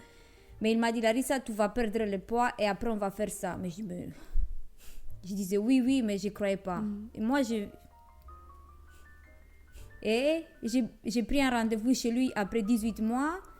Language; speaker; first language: French; non-native, fluent; Romanian